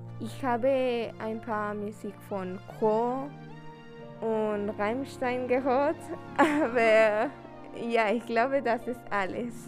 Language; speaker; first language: German; non-native, learner; Spanish